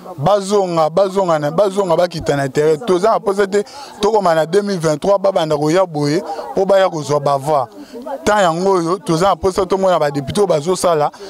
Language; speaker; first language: Lingala; native; Lingala